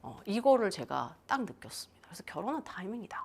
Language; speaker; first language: Korean; native; Korean